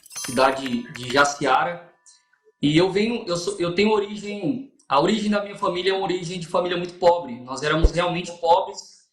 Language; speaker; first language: Portuguese; native; Portuguese